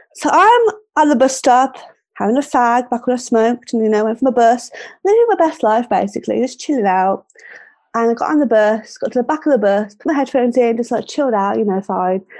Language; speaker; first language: English; native; English